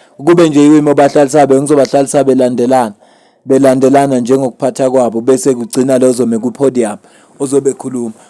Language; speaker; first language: Zulu; native; Zulu